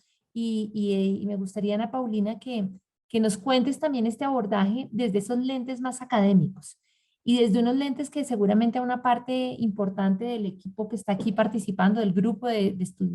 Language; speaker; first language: Spanish; native; Spanish